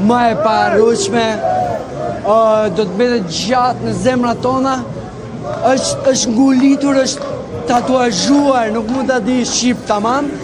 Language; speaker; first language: Albanian; early bilingual, heritage; Albanian